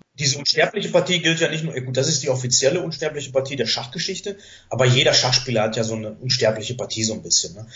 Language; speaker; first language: German; early bilingual, other home language; Greek